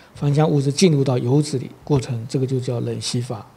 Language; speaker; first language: Chinese; native; Chinese